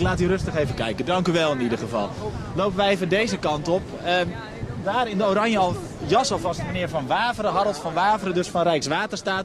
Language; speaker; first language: Dutch; native; Dutch